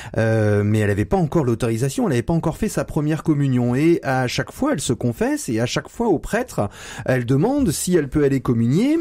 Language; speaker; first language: French; native; French